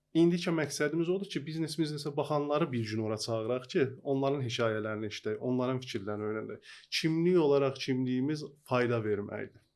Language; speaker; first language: Azerbaijani; native; Azerbaijani